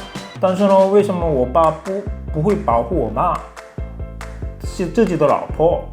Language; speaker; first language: Chinese; non-native, fluent; Korean